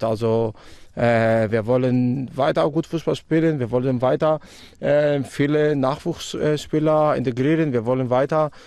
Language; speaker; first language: German; non-native, fluent; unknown